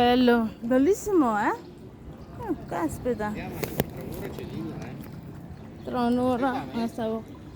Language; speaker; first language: Italian; non-native, learner; Filipino